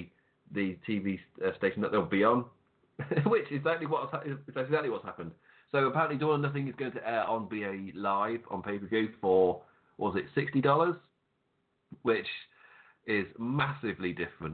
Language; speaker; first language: English; native; English